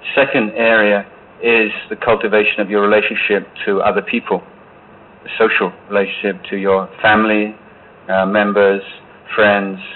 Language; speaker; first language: English; native; English